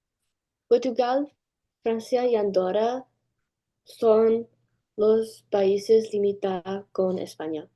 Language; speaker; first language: Spanish; non-native, learner; English